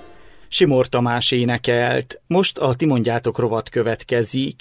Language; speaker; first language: Hungarian; native; Hungarian